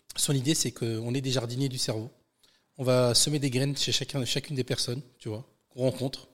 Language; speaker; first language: French; native; French